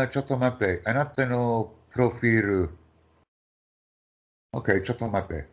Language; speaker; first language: Japanese; non-native, learner; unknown